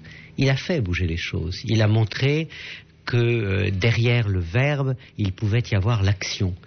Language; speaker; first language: French; native; French